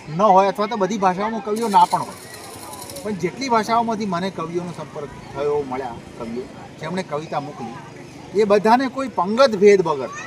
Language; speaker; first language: Gujarati; native; Gujarati